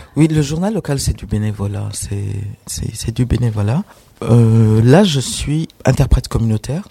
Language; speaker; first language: French; non-native, local second language; Rundi